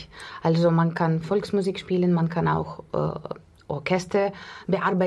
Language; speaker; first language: German; non-native, fluent; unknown